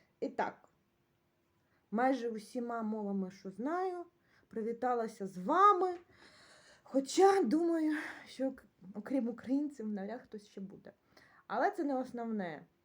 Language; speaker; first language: Ukrainian; native; Ukrainian